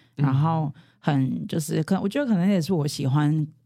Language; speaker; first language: Chinese; non-native, local second language; Hakka Chinese